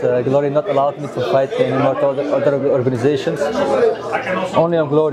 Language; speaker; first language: English; non-native, learner; Armenian